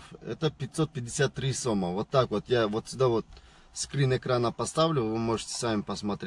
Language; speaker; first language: Russian; non-native, local second language; Kyrgyz